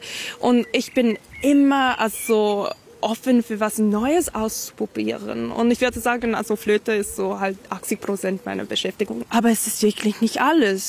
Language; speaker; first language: German; non-native, fluent; English